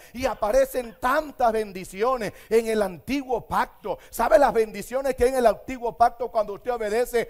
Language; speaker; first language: Spanish; native; Spanish